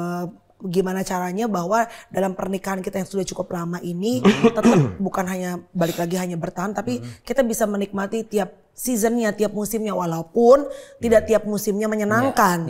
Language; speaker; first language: Indonesian; native; Indonesian